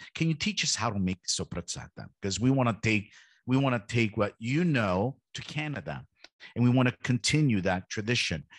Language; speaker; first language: English; early bilingual, heritage; Italian